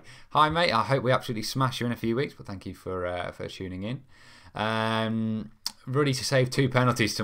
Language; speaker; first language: English; native; English